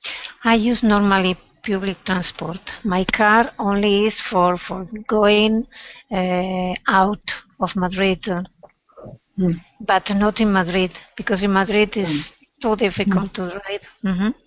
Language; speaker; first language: English; non-native, learner; Spanish